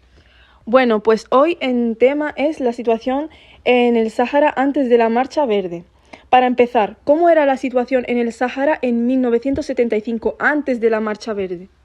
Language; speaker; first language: Spanish; early bilingual, other home language; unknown